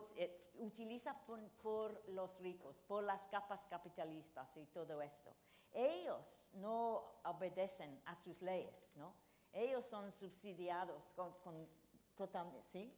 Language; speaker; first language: Spanish; non-native, fluent; English